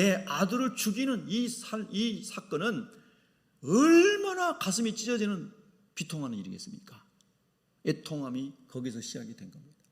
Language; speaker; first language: Korean; native; Korean